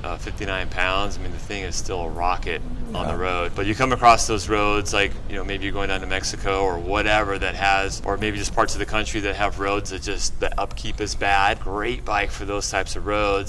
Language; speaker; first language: English; native; English